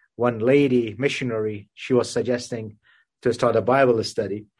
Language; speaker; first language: English; non-native, fluent; Persian